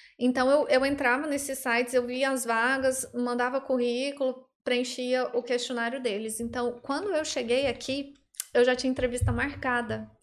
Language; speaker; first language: Portuguese; native; Portuguese